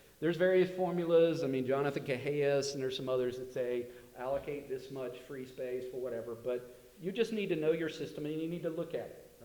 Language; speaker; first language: English; native; English